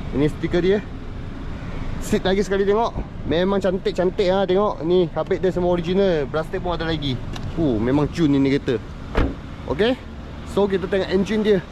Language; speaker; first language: Malay; non-native, local second language; Chinese